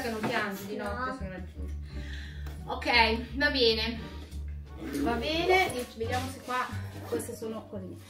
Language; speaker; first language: Italian; native; Italian